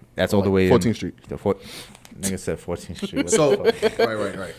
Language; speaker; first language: English; native; English